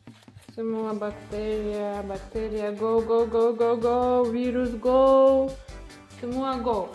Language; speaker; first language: Indonesian; non-native, learner; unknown